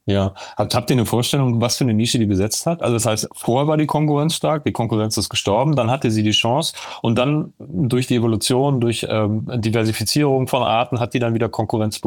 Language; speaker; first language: German; native; German